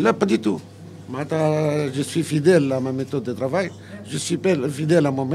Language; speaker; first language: French; non-native, local second language; Arabic